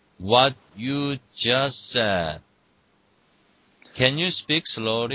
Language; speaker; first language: English; non-native, fluent; Korean